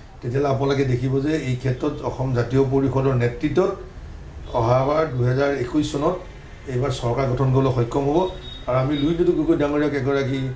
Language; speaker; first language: Assamese; native; Assamese